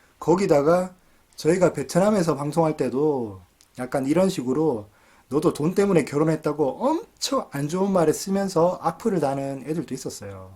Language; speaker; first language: Korean; native; Korean